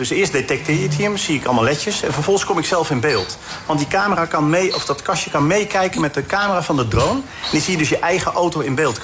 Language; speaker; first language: Dutch; native; Dutch